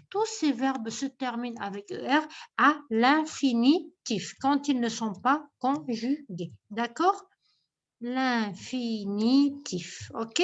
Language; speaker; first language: French; non-native, local second language; Arabic